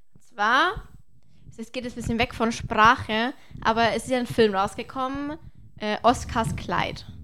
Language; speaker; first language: German; native; German